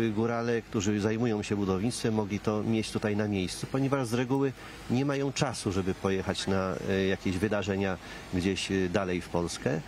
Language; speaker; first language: Polish; native; Polish